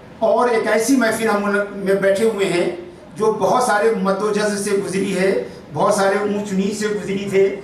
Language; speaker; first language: Urdu; native; Urdu